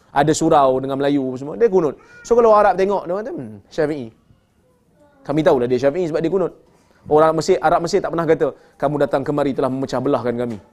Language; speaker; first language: Malay; native; Malay